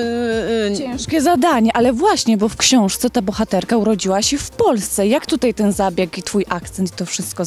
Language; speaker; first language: Polish; native; Polish